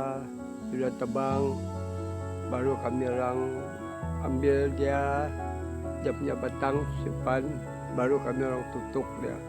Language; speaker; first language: Indonesian; non-native, local second language; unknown